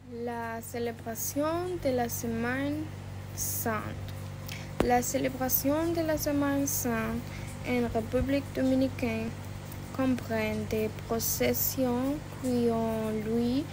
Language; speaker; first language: French; non-native, learner; Spanish